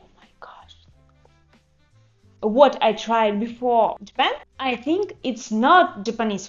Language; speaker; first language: English; non-native, learner; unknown